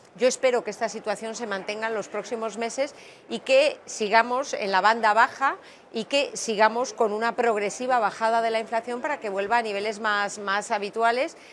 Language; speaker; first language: Spanish; native; Spanish